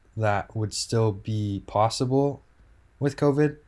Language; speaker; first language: English; native; English